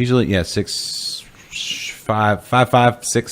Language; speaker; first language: English; native; English